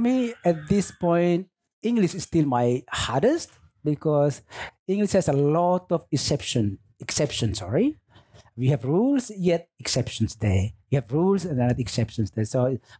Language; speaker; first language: English; non-native, fluent; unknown